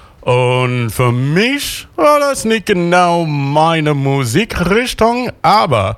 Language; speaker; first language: German; non-native, learner; English